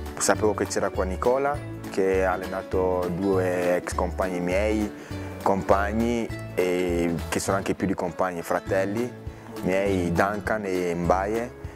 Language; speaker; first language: Italian; early bilingual, other home language; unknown